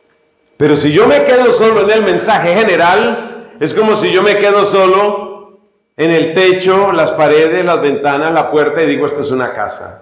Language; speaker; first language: Spanish; native; Spanish